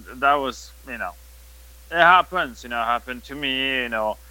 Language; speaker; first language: English; non-native, fluent; French